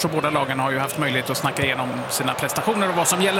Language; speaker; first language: Swedish; native; Swedish